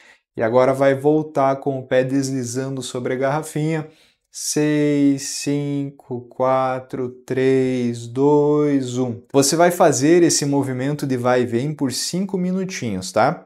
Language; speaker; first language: Portuguese; native; Portuguese